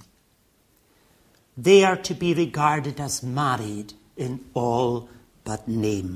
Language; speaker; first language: English; native; English